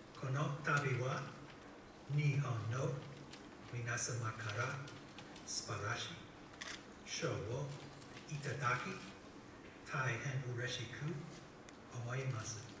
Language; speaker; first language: Japanese; non-native, learner; English